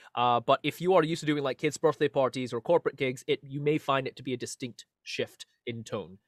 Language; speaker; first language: English; native; English